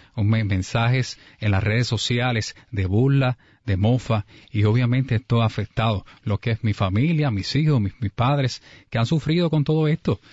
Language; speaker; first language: Spanish; native; Spanish